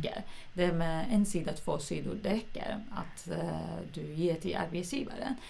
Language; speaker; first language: Swedish; non-native, fluent; Persian